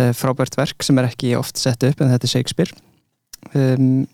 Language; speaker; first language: Icelandic; early bilingual, other home language; English